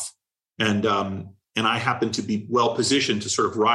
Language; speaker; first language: English; native; English